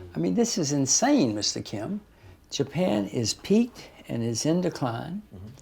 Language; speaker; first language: English; native; English